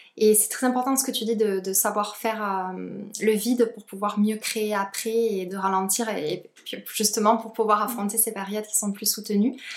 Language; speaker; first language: French; native; French